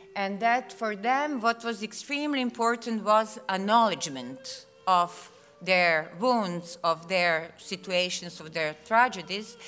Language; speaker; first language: English; non-native, fluent; Serbian